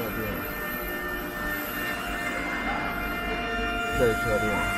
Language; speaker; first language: Chinese; native; Chinese